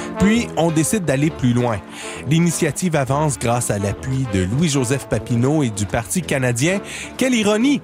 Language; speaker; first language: French; native; French